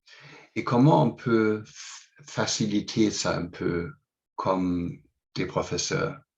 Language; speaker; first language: French; non-native, fluent; English